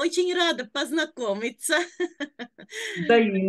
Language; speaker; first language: Russian; non-native, local second language; Latvian